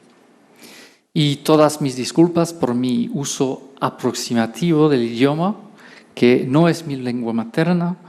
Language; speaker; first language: Spanish; non-native, fluent; French